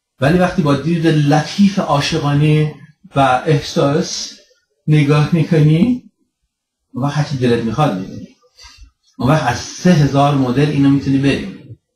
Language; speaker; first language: Persian; early bilingual, heritage; Persian